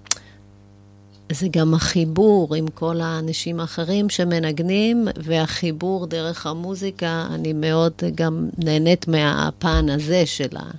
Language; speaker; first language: Hebrew; non-native, fluent; German